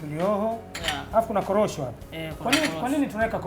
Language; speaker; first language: Swahili; native; Swahili